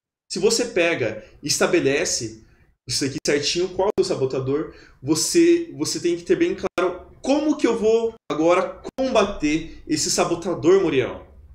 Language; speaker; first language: Portuguese; native; Portuguese